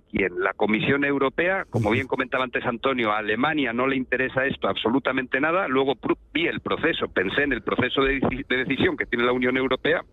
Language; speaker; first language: Spanish; native; Spanish